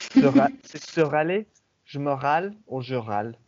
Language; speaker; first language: French; non-native, fluent; English